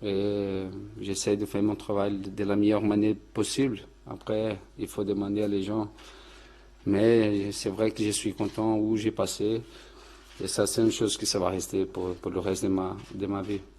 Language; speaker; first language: French; non-native, fluent; Portuguese